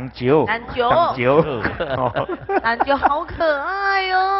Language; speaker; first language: Chinese; native; Chinese